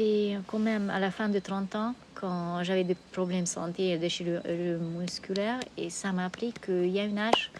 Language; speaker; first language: French; non-native, fluent; Hungarian